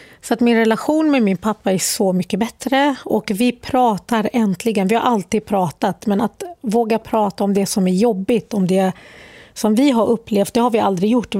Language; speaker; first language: Swedish; early bilingual, other home language; Arabic